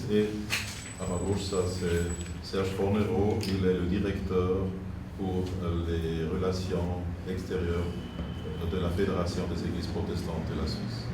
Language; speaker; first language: French; non-native, fluent; German